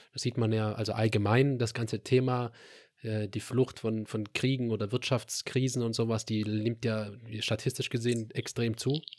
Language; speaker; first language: German; native; German